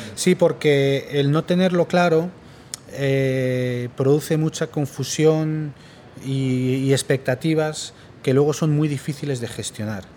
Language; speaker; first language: Spanish; native; Spanish